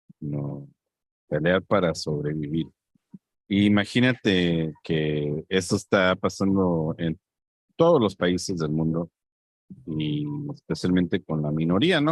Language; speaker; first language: Spanish; early bilingual, heritage; Spanish